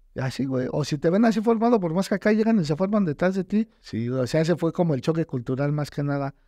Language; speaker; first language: Spanish; native; Spanish